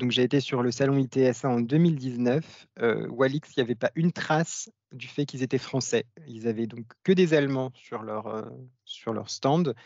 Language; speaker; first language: French; native; French